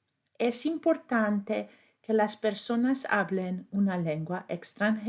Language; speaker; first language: Spanish; non-native, fluent; English